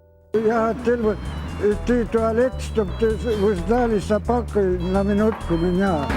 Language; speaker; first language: Russian; non-native, learner; Estonian